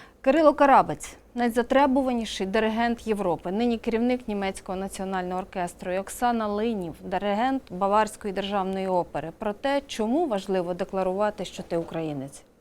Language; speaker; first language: Ukrainian; native; Ukrainian